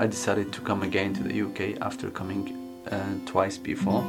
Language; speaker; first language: English; non-native, fluent; Arabic